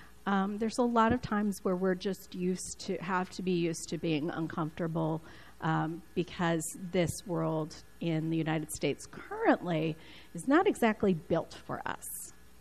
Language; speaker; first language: English; early bilingual, other home language; Spanish